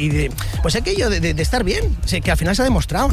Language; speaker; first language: Spanish; native; Spanish